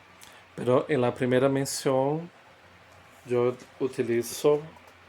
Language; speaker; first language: Spanish; non-native, fluent; Portuguese